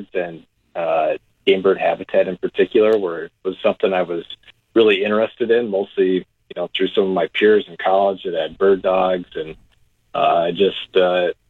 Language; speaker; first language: English; native; English